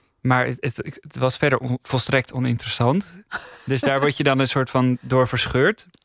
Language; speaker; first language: Dutch; native; Dutch